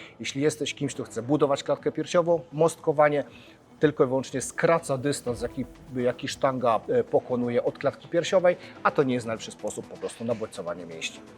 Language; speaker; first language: Polish; native; Polish